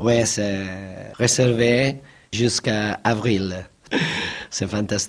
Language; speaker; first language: French; non-native, fluent; Italian